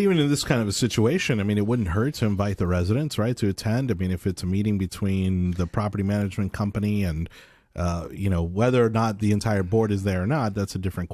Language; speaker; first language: English; native; English